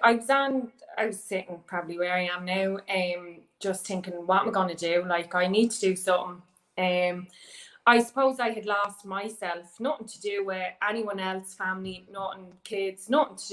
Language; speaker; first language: English; native; English